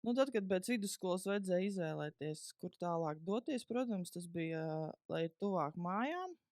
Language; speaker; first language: Latvian; native; Latvian